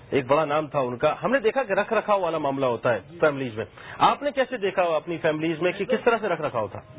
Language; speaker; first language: Urdu; native; Urdu